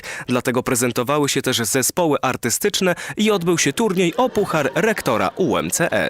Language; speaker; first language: Polish; native; Polish